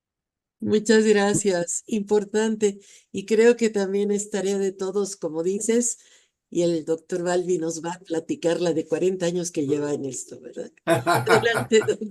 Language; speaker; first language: Spanish; native; Spanish